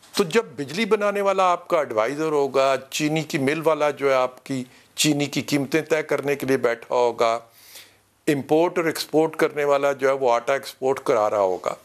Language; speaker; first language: Urdu; non-native, local second language; Punjabi